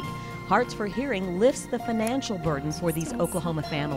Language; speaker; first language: English; native; English